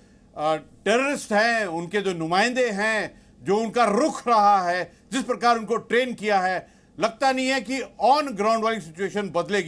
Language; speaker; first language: Hindi; native; Hindi